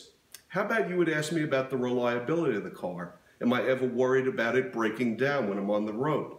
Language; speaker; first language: English; native; English